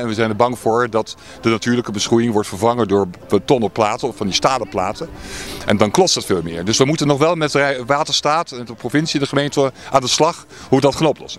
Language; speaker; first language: Dutch; native; Dutch